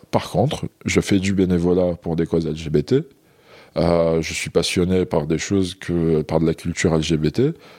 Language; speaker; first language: French; non-native, local second language; Arabic